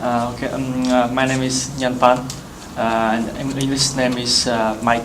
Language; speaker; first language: English; non-native, learner; Vietnamese